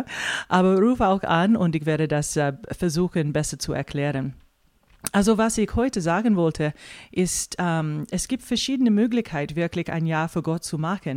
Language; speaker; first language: German; non-native, fluent; English